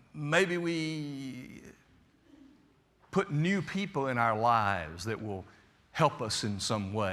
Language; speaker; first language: English; native; English